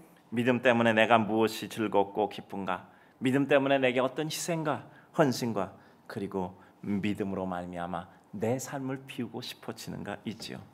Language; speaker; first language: Korean; native; Korean